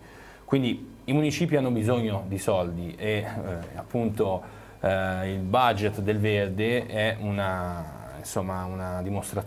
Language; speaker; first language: Italian; native; Italian